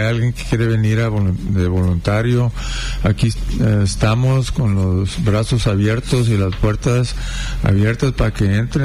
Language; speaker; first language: Spanish; early bilingual, heritage; Spanish